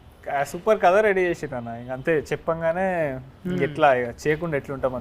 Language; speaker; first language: Telugu; native; Telugu